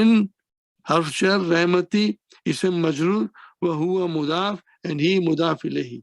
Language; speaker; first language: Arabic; non-native, fluent; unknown